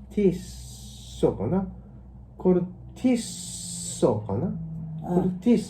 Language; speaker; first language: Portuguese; non-native, learner; Japanese